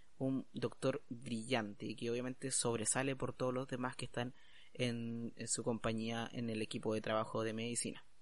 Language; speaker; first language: Spanish; native; Spanish